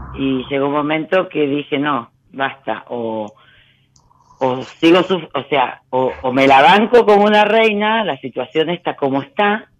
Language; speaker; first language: Spanish; native; Spanish